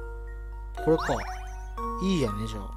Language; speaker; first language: Japanese; native; Japanese